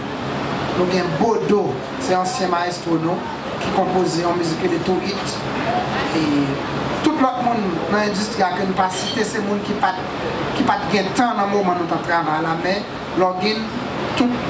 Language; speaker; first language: French; non-native, local second language; Haitian Creole